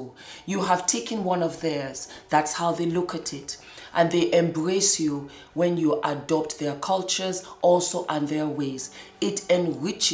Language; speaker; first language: English; native; English